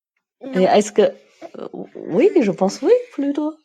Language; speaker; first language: French; non-native, fluent; Chinese